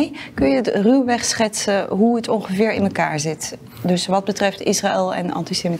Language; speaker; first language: Dutch; native; Dutch